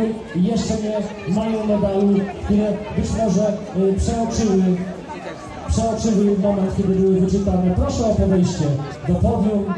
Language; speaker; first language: Polish; native; Polish